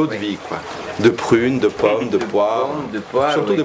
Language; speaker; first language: French; native; French